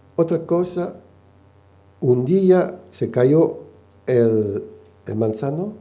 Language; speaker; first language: Spanish; non-native, fluent; French